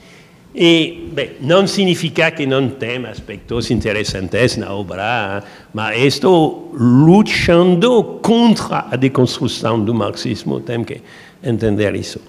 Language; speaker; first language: Portuguese; non-native, learner; French